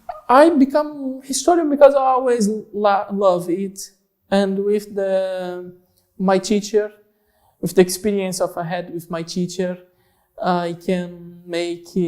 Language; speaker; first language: English; non-native, learner; Portuguese